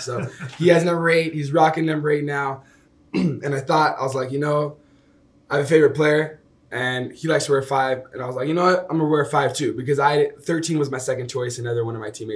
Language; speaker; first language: English; native; English